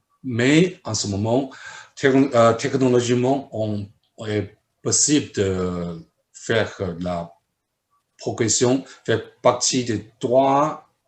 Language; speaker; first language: French; non-native, fluent; Chinese